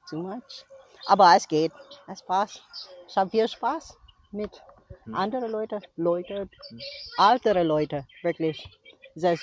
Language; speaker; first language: German; non-native, learner; Cebuano